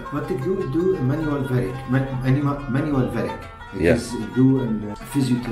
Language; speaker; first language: Dutch; non-native, learner; Arabic